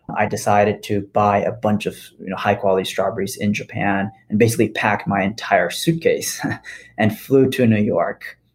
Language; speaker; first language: English; non-native, fluent; Japanese